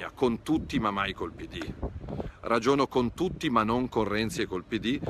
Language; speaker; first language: Italian; native; Italian